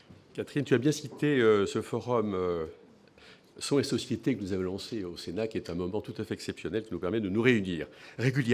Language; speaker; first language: French; native; French